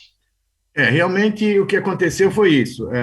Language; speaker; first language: Portuguese; native; Portuguese